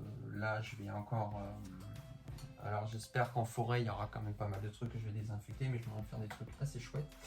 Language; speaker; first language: French; native; French